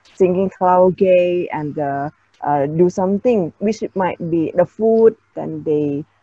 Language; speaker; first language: English; non-native, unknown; Thai